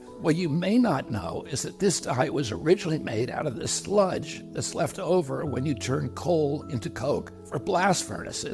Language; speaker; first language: English; native; English